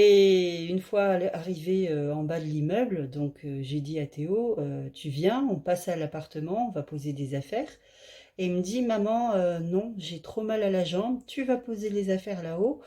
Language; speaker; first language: French; native; French